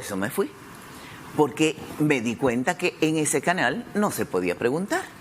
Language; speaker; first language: Spanish; native; Spanish